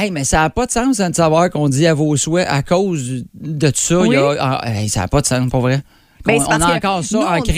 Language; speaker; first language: French; native; French